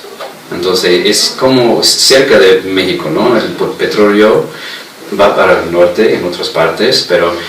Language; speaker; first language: Spanish; non-native, fluent; English